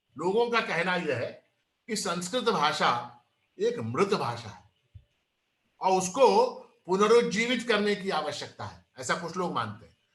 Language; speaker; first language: Hindi; non-native, local second language; Kannada